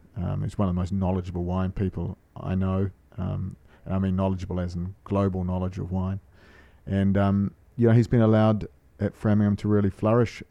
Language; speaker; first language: English; native; English